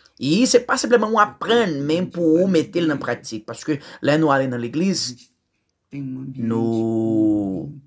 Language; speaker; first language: Haitian Creole; non-native, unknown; Portuguese